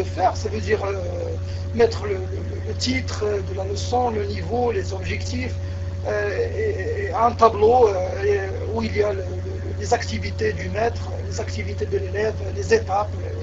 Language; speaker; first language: French; non-native, local second language; Arabic